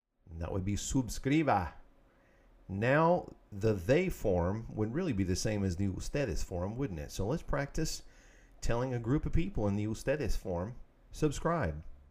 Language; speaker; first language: English; native; English